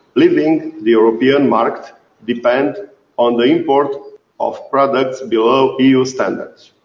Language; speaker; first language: English; non-native, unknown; Romanian